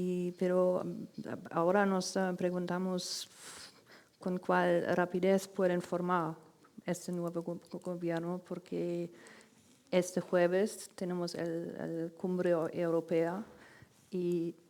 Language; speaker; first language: Spanish; non-native, fluent; German